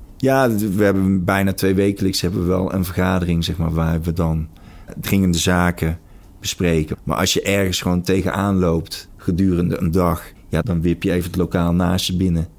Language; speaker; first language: Dutch; native; Dutch